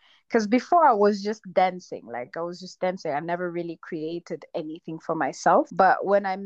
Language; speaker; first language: English; non-native, local second language; Kinyarwanda